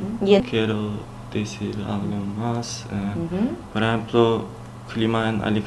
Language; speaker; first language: Spanish; non-native, learner; Turkish